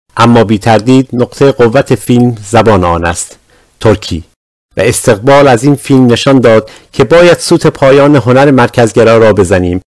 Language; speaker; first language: Persian; non-native, local second language; Azerbaijani